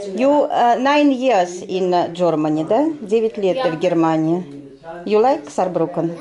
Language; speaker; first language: Russian; native; Russian